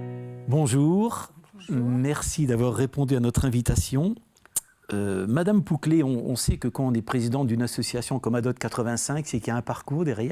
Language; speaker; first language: French; native; French